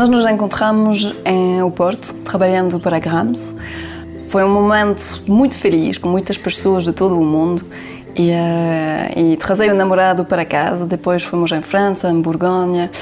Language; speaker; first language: Portuguese; non-native, learner; French